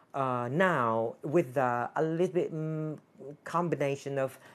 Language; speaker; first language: English; non-native, fluent; Thai